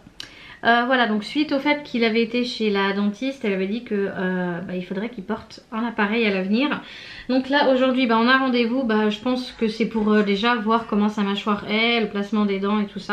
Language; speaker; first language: French; native; French